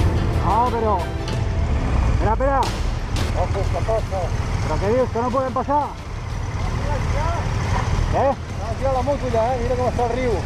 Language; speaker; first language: Spanish; non-native, local second language; Catalan